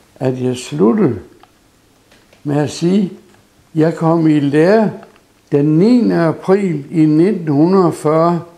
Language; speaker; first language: Danish; native; Danish